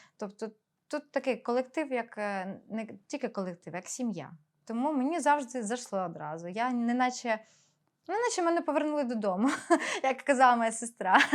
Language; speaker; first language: Ukrainian; non-native, local second language; Russian